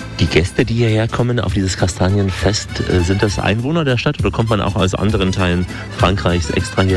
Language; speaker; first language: German; native; German